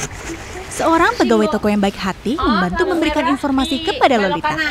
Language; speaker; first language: Indonesian; native; Indonesian